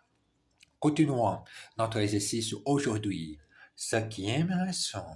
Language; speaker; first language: French; non-native, learner; Portuguese